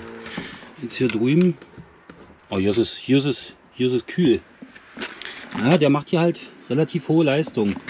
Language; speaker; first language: German; native; German